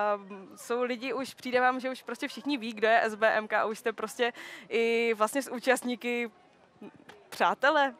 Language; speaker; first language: Czech; native; Czech